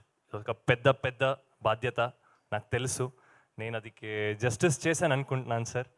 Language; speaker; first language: Telugu; non-native, learner; Kannada